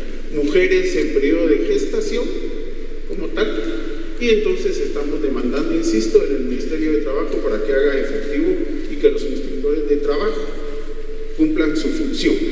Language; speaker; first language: Spanish; native; Spanish